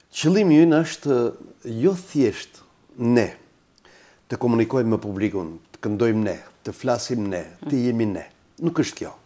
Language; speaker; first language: Albanian; native; Albanian